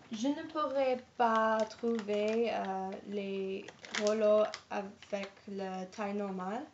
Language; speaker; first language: French; non-native, learner; English